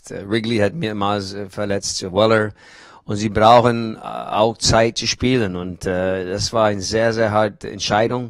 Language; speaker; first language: German; non-native, learner; English